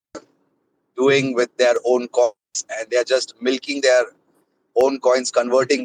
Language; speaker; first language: English; non-native, local second language; Hindi